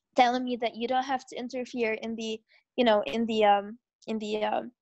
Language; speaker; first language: English; non-native, fluent; Arabic